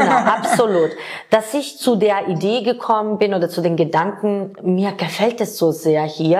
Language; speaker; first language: German; non-native, fluent; Georgian